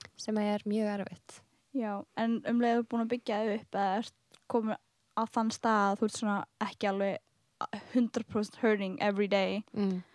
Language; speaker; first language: Icelandic; early bilingual, other home language; Filipino